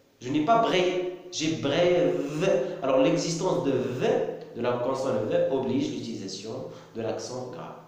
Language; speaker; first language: French; non-native, local second language; Arabic